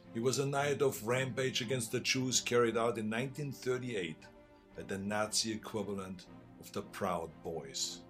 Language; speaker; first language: English; non-native, fluent; German